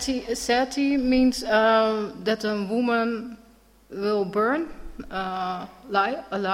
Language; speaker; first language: English; non-native, learner; Dutch